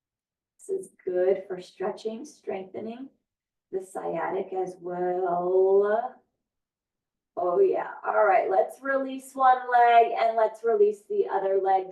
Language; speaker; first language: English; native; English